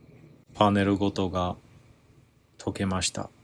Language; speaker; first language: Japanese; non-native, fluent; English